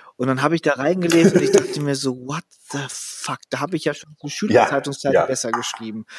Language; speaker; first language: German; native; German